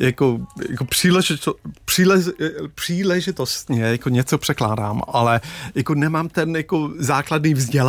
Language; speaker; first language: Czech; non-native, fluent; English